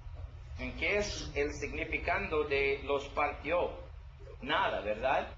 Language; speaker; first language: Spanish; non-native, learner; English